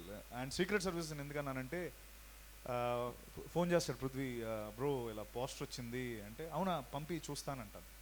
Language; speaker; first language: Telugu; native; Telugu